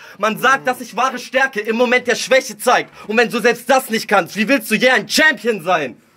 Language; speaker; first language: German; early bilingual, other home language; Russian